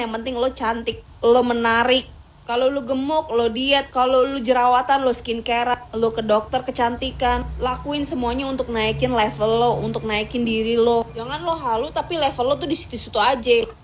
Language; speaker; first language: Indonesian; native; Indonesian